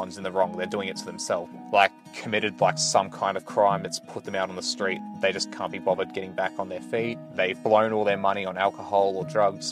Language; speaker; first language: English; native; English